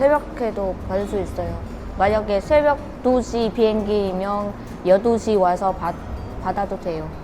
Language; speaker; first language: Korean; non-native, learner; Vietnamese